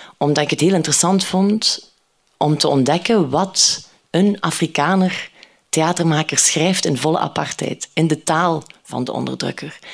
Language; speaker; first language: Dutch; native; Dutch